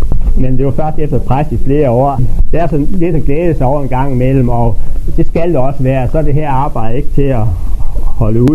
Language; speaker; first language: Danish; native; Danish